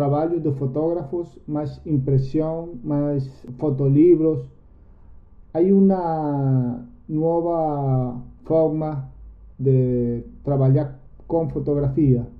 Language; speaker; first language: Portuguese; non-native, learner; Spanish